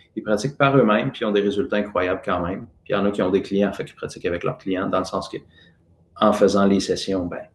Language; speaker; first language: French; native; French